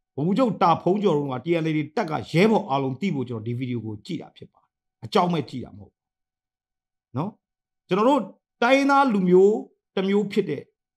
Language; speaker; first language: Burmese; non-native, local second language; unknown